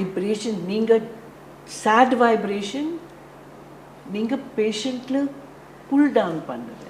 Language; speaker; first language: Tamil; non-native, learner; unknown